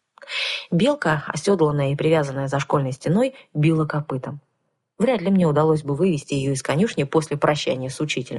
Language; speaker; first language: Russian; native; Russian